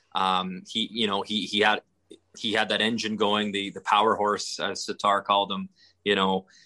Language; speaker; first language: English; native; English